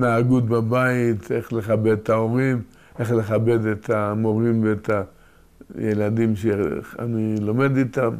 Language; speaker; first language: Hebrew; early bilingual, other home language; Yiddish